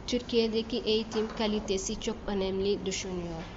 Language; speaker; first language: Turkish; non-native, learner; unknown